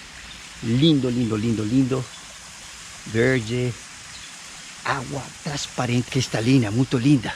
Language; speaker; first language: Portuguese; non-native, fluent; Spanish